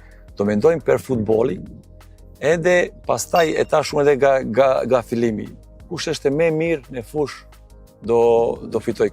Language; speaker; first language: Albanian; non-native, learner; Serbian